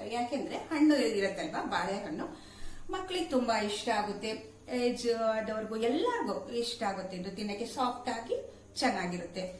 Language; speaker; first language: Kannada; native; Kannada